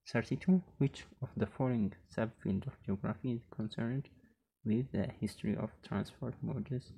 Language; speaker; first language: English; non-native, local second language; Amharic